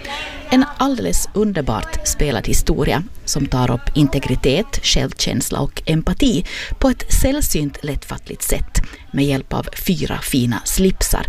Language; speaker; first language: Swedish; native; Swedish